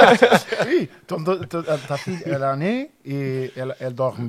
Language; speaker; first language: French; non-native, learner; Portuguese